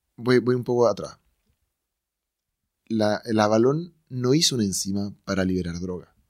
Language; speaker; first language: Spanish; native; Spanish